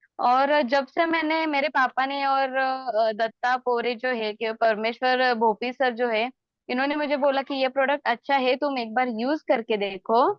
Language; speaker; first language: Hindi; non-native, local second language; Marathi